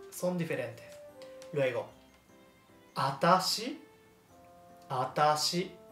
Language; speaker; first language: Spanish; non-native, learner; Japanese